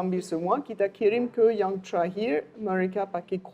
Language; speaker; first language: Indonesian; non-native, learner; French